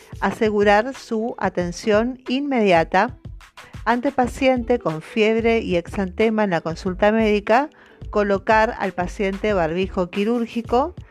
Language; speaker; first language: Spanish; native; Spanish